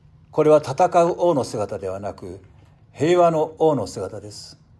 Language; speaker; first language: Japanese; native; Japanese